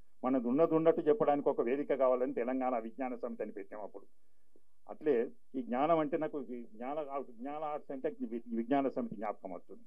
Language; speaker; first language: Telugu; native; Telugu